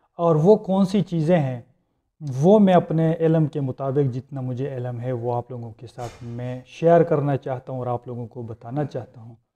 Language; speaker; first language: Urdu; non-native, local second language; Punjabi